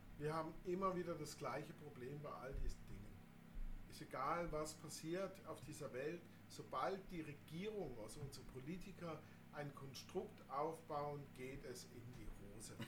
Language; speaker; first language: German; native; German